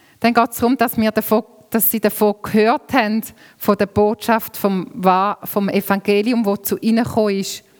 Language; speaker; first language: German; native; German